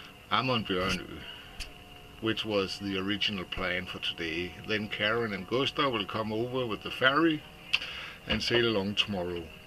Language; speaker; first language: English; non-native, fluent; Danish